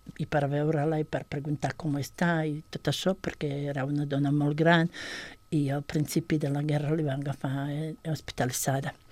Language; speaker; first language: Catalan; non-native, fluent; Bosnian